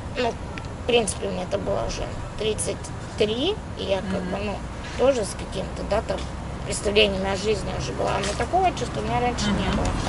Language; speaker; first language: Russian; native; Russian